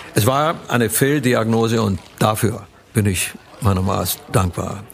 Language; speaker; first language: German; early bilingual, other home language; Romanian